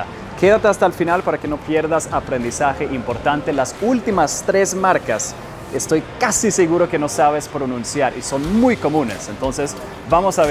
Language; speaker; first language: Spanish; non-native, fluent; English